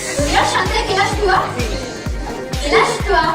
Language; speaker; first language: French; non-native, fluent; Spanish